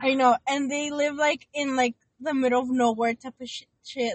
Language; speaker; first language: English; early bilingual, other home language; Spanish